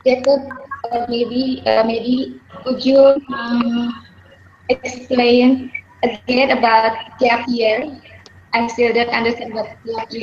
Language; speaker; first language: English; non-native, learner; Indonesian